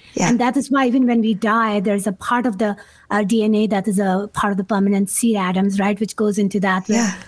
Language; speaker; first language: English; non-native, local second language; Urdu